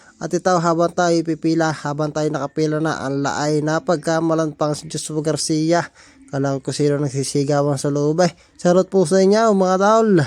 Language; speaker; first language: Filipino; native; Filipino